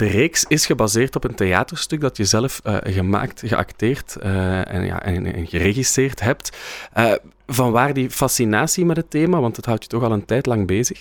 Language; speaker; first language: Dutch; native; Dutch